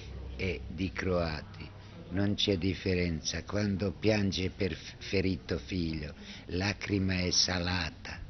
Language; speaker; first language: Italian; non-native, learner; Bosnian